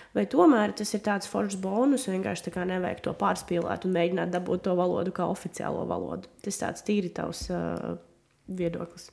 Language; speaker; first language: Latvian; non-native, local second language; Russian